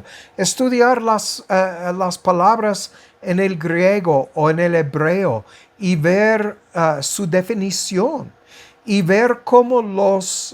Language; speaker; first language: Spanish; non-native, fluent; English